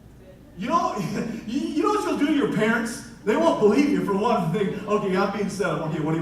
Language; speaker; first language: English; native; English